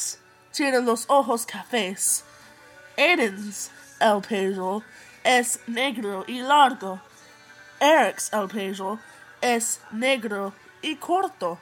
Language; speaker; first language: Spanish; non-native, learner; English